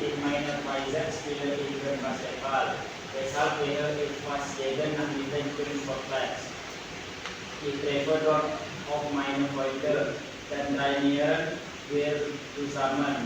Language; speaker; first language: German; non-native, learner; Indonesian